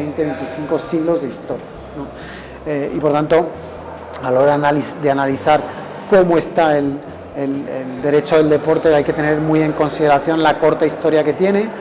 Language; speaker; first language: Spanish; native; Spanish